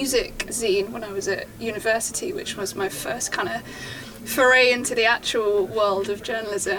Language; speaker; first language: English; native; English